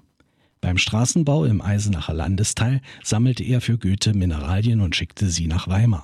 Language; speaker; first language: German; native; German